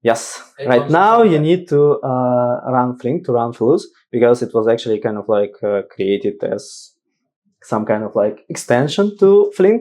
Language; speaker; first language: English; non-native, fluent; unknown